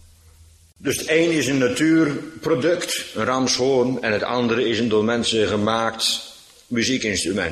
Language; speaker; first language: Dutch; native; Dutch